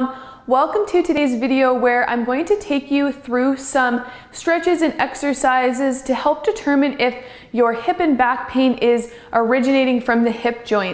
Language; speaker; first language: English; native; English